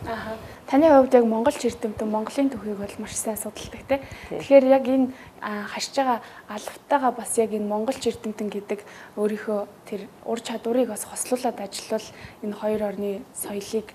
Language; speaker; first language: Mongolian; native; Mongolian